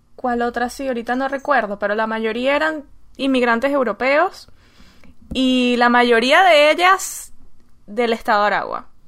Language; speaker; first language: Spanish; native; Spanish